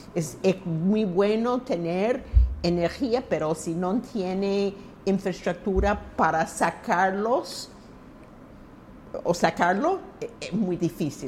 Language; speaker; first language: Spanish; non-native, fluent; English